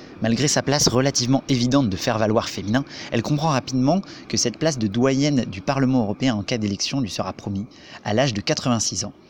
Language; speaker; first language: French; native; French